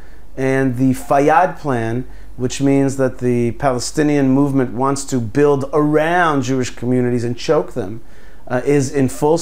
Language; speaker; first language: English; early bilingual, other home language; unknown